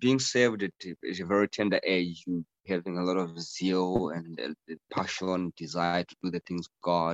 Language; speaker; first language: English; non-native, local second language; Shona